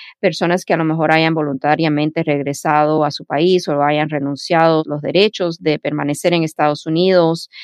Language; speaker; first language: Spanish; early bilingual, heritage; Spanish